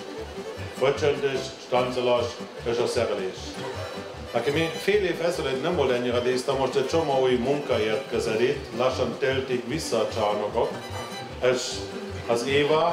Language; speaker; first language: Hungarian; non-native, learner; German